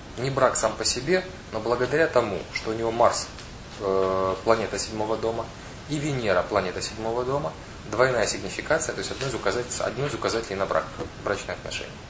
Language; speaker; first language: Russian; non-native, local second language; Ukrainian